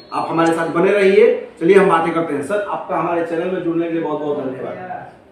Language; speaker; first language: Hindi; native; Hindi